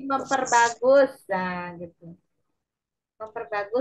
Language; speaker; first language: Indonesian; native; Indonesian